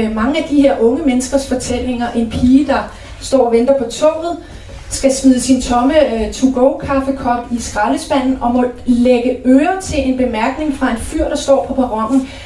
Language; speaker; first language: Danish; native; Danish